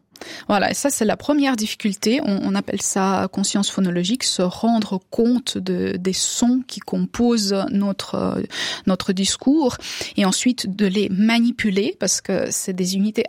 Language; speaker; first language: French; non-native, fluent; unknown